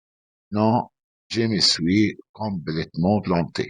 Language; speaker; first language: French; non-native, fluent; Arabic